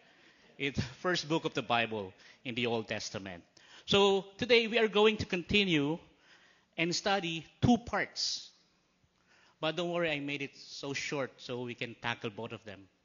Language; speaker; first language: English; non-native, local second language; Filipino